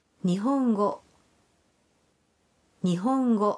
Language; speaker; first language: Japanese; native; Japanese